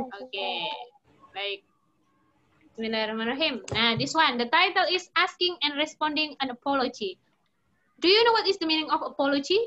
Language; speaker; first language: English; non-native, fluent; Indonesian